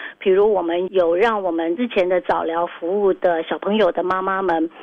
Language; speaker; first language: Chinese; native; Chinese